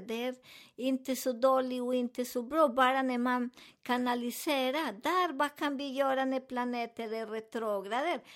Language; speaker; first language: Swedish; non-native, learner; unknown